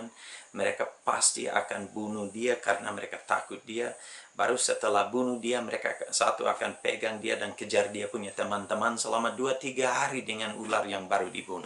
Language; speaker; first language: Indonesian; non-native, fluent; English